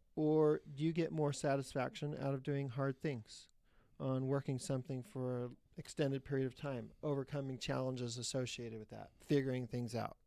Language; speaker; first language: English; native; English